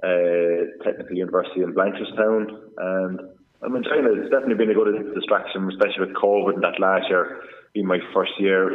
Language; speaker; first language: English; native; English